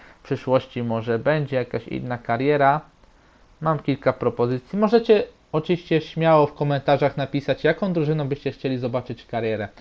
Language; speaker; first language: Polish; native; Polish